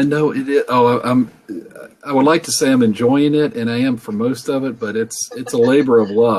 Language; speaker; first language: English; native; English